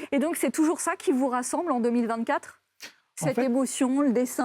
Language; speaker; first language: French; native; French